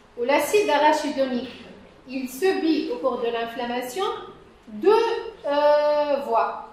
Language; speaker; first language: French; non-native, local second language; Arabic